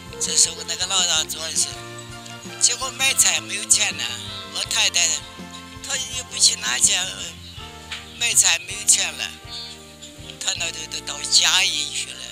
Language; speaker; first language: Chinese; native; Chinese